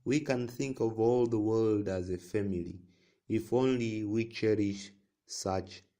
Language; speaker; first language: English; non-native, local second language; Swahili